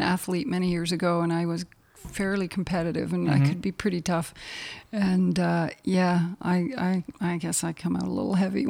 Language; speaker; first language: English; native; English